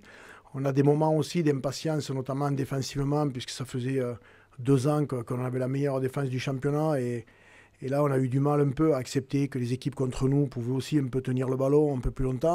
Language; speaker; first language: French; native; French